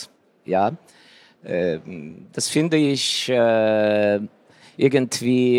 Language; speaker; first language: German; non-native, fluent; Ukrainian